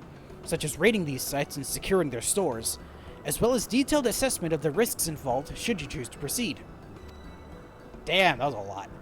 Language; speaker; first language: English; native; English